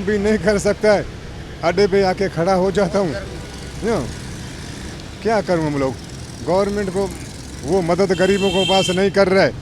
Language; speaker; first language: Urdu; non-native, local second language; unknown